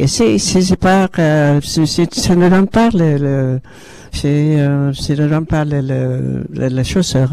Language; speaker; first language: French; non-native, learner; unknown